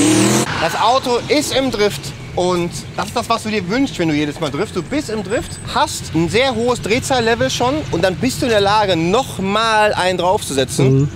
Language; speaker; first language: German; native; German